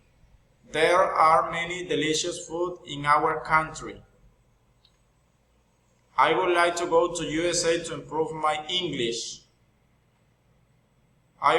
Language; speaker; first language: English; non-native, learner; Spanish